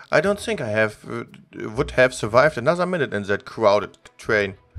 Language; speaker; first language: English; non-native, fluent; German